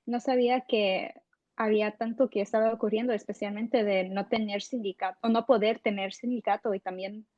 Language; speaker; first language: Spanish; early bilingual, heritage; English